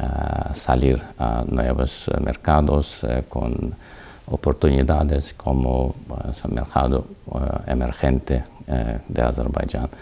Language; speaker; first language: Spanish; non-native, learner; Azerbaijani